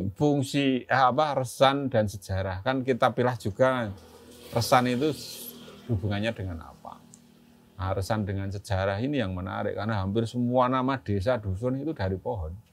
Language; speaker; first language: Indonesian; non-native, local second language; Javanese